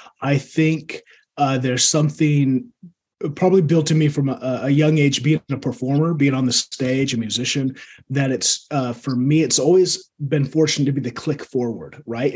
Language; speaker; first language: English; native; English